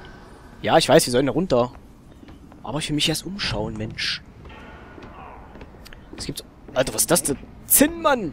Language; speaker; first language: German; native; German